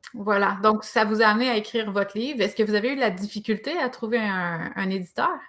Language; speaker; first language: French; native; French